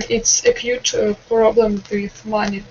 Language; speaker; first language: English; non-native, learner; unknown